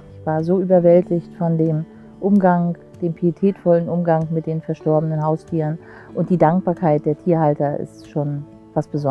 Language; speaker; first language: German; native; German